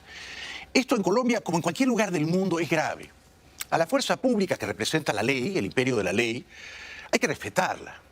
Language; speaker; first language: Spanish; native; Spanish